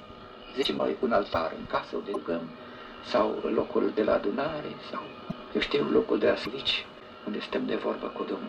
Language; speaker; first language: Romanian; native; Romanian